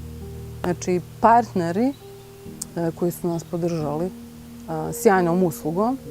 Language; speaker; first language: Bosnian; native; Bosnian